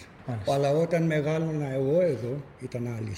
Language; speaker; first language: Greek; early bilingual, other home language; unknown